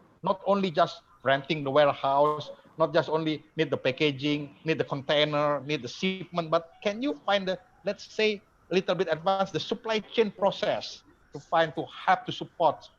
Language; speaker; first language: English; non-native, fluent; Indonesian